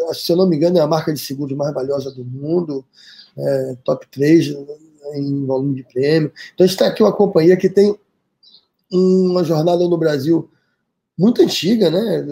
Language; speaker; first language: Portuguese; native; Portuguese